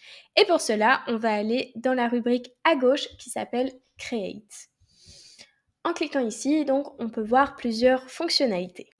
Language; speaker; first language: French; native; French